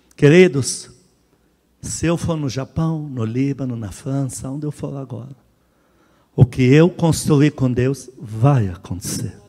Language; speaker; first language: Portuguese; non-native, fluent; Arabic